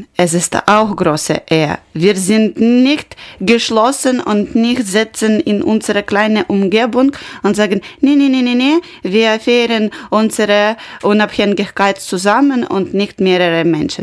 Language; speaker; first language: German; non-native, learner; Ukrainian